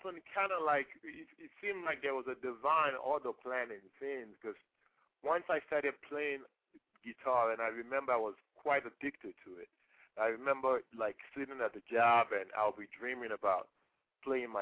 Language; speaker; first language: English; non-native, local second language; Yoruba